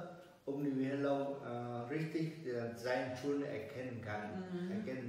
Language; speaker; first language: German; non-native, learner; Vietnamese